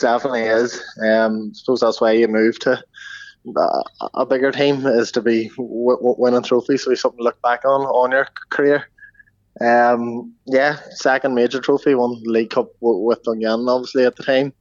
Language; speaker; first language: English; native; English